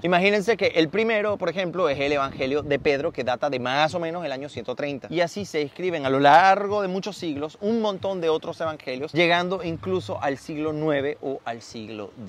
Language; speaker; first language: Spanish; native; Spanish